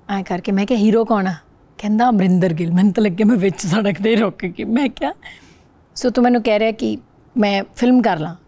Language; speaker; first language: Punjabi; non-native, local second language; Hindi